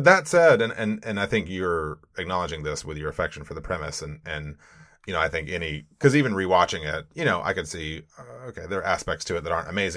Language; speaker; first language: English; native; English